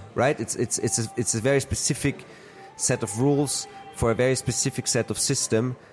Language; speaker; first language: English; non-native, fluent; German